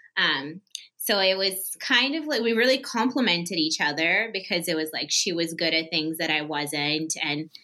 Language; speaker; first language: English; early bilingual, other home language; Portuguese